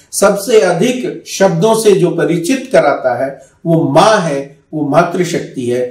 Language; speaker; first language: Hindi; native; Hindi